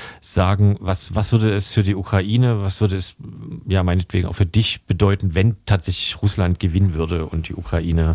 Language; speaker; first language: German; native; German